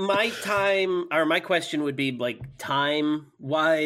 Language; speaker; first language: English; native; English